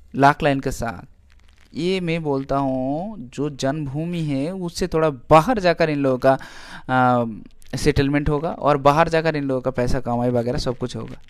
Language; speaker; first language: Hindi; non-native, local second language; Bangla